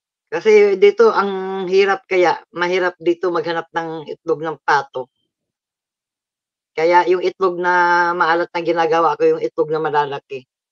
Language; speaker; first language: Filipino; native; Filipino